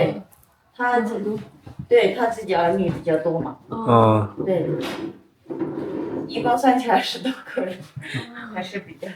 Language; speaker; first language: Chinese; non-native, local second language; Tibetan